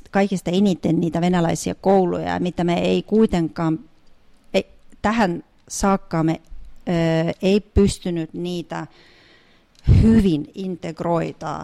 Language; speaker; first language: Finnish; non-native, fluent; Russian